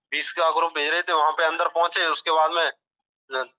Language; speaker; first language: Hindi; native; Hindi